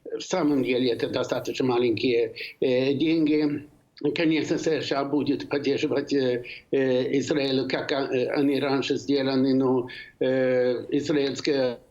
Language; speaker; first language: Russian; non-native, fluent; Swedish